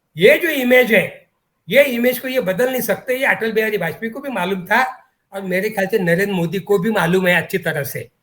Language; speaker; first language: Hindi; non-native, local second language; Marathi